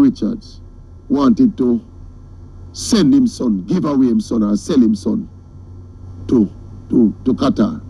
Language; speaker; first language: English; non-native, local second language; Jamaican Creole English